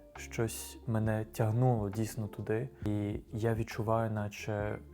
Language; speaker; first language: Ukrainian; non-native, fluent; French